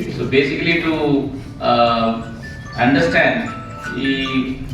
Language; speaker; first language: English; non-native, local second language; Telugu